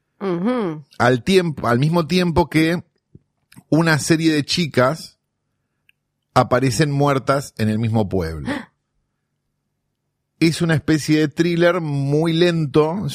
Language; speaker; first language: Spanish; native; Spanish